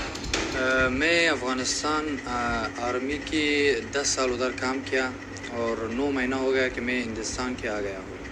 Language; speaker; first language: Hindi; non-native, learner; Persian